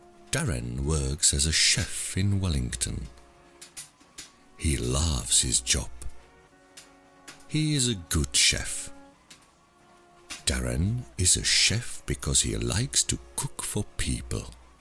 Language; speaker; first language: English; non-native, fluent; Czech